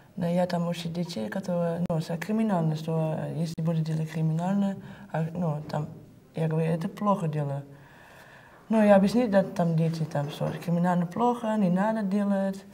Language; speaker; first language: Russian; non-native, learner; Dutch